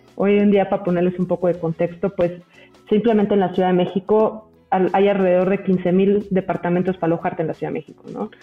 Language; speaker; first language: Spanish; native; Spanish